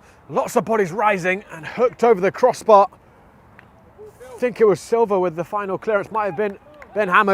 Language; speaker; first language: English; native; English